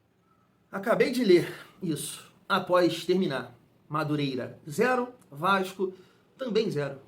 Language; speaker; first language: Portuguese; native; Portuguese